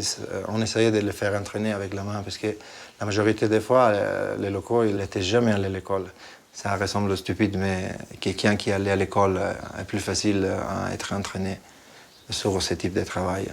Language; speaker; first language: French; non-native, fluent; Italian